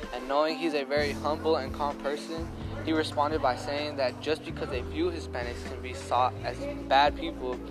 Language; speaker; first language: English; early bilingual, other home language; Spanish